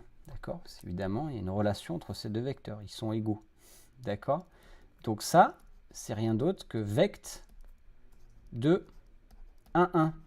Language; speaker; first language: French; native; French